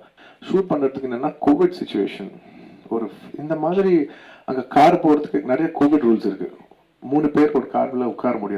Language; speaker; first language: Tamil; non-native, local second language; Telugu